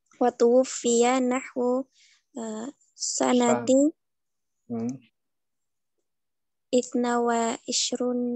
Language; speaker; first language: Arabic; non-native, learner; Indonesian